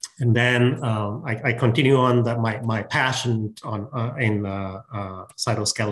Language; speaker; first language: English; non-native, local second language; Min Nan Chinese